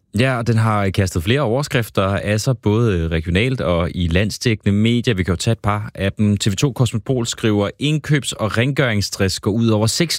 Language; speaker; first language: Danish; native; Danish